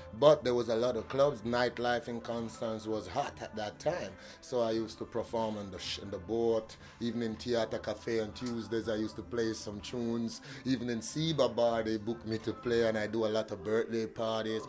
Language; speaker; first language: English; native; English